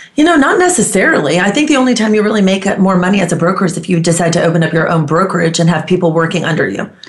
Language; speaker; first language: English; non-native, fluent; Greek